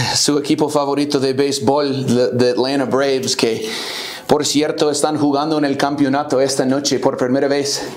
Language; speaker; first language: Spanish; non-native, fluent; English